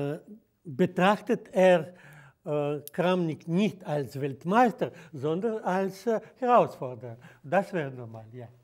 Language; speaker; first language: German; non-native, fluent; Russian